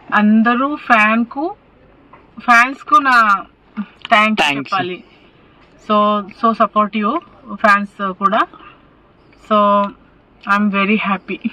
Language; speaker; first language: Telugu; non-native, learner; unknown